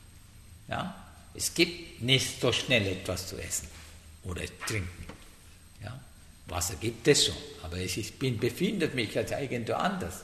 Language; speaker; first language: German; non-native, learner; Sinhala